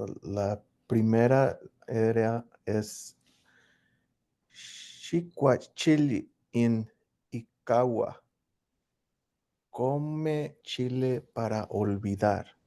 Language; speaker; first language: Spanish; early bilingual, heritage; English